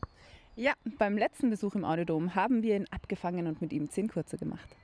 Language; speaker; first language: German; native; German